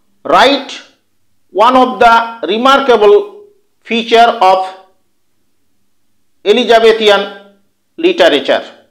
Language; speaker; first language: English; non-native, local second language; Bangla